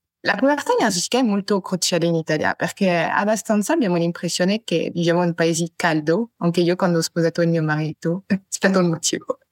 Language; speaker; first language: Italian; non-native, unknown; French